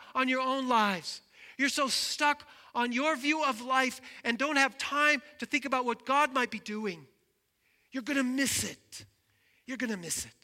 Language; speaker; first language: English; native; English